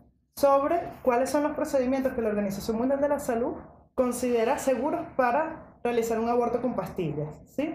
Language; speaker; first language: Spanish; native; Spanish